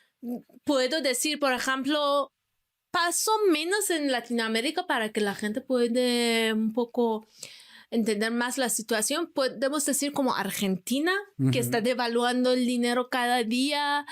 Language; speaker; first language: Spanish; non-native, fluent; Persian